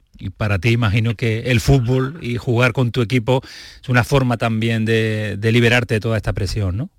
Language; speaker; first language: Spanish; native; Spanish